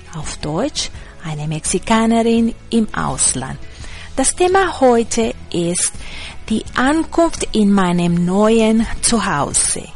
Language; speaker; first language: German; non-native, learner; Spanish